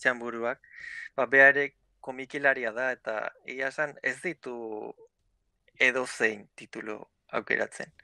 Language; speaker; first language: Basque; native; Basque